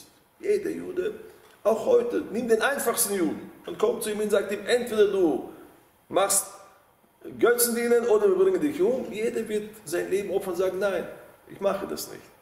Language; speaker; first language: German; non-native, fluent; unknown